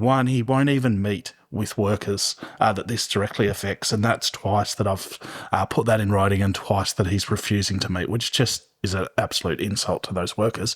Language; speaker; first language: English; native; English